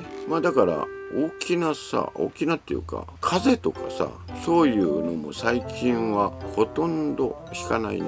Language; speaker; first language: Japanese; native; Japanese